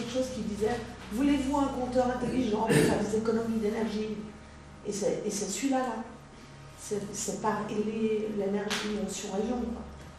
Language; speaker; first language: French; native; French